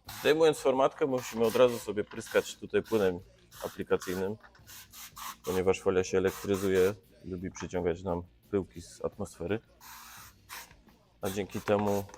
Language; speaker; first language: Polish; native; Polish